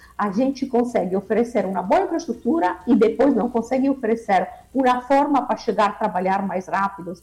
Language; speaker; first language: Portuguese; non-native, fluent; Italian